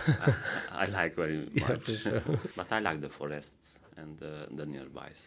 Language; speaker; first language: English; non-native, learner; Hungarian